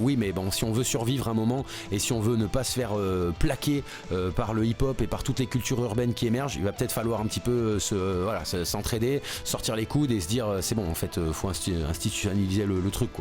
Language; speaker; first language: French; native; French